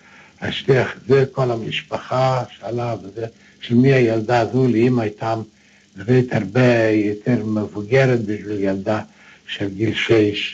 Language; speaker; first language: Hebrew; non-native, fluent; Polish